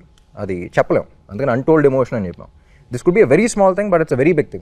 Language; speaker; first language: Telugu; native; Telugu